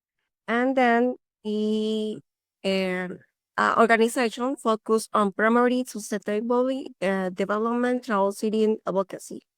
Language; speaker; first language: English; non-native, learner; Spanish